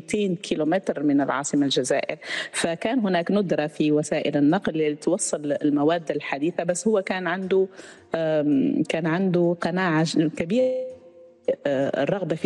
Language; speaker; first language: Arabic; native; Arabic